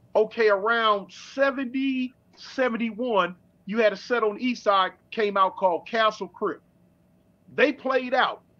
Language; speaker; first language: English; native; English